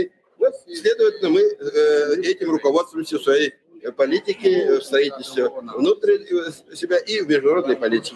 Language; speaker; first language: Russian; native; Russian